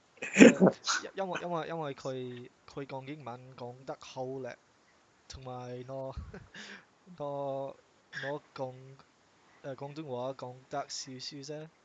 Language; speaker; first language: Chinese; non-native, learner; English